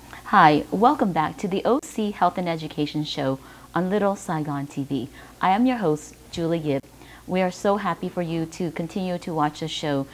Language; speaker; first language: English; early bilingual, other home language; Vietnamese